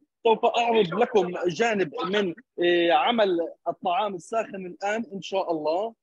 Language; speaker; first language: Arabic; native; Arabic